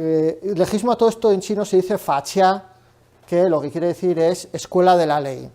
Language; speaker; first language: Spanish; native; Spanish